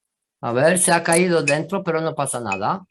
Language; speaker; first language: Spanish; non-native, fluent; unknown